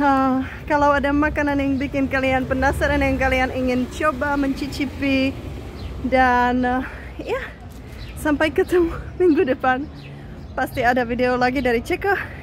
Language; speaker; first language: Indonesian; non-native, fluent; Czech